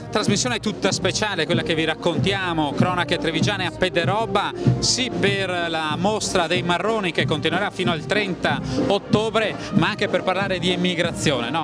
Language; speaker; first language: Italian; native; Italian